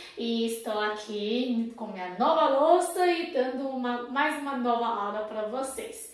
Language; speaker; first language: Portuguese; non-native, fluent; Chinese